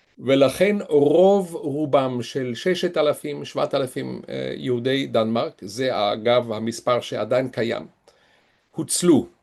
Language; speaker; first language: Hebrew; non-native, fluent; Swiss German